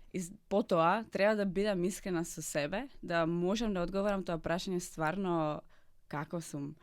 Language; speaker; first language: Macedonian; non-native, fluent; Czech